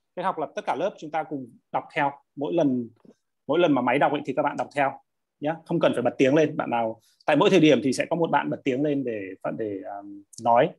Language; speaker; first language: Vietnamese; native; Vietnamese